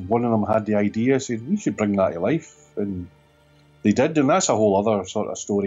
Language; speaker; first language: English; native; English